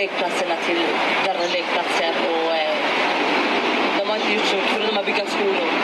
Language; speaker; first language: Swedish; early bilingual, other home language; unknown